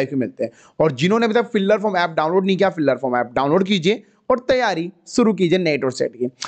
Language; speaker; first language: Hindi; native; Hindi